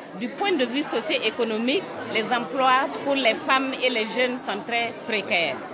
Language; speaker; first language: French; non-native, local second language; Wolof